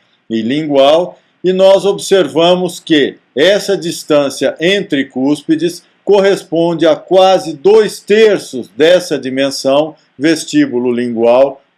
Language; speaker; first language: Portuguese; native; Portuguese